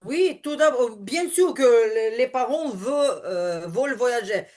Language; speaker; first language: French; non-native, learner; Ukrainian